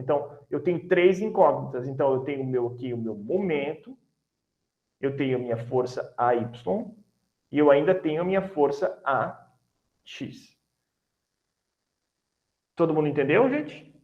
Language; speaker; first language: Portuguese; native; Portuguese